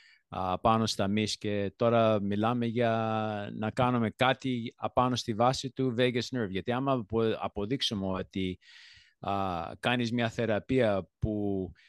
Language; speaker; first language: Greek; early bilingual, heritage; Greek